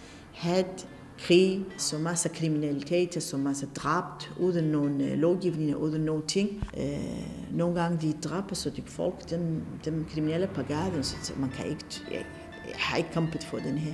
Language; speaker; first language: Danish; non-native, fluent; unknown